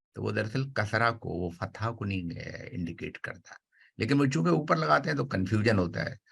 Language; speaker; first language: Urdu; native; Urdu